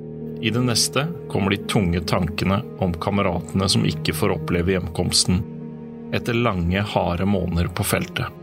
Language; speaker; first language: Norwegian; native; Norwegian